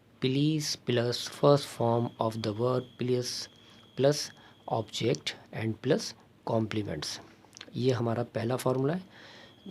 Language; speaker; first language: Urdu; native; Urdu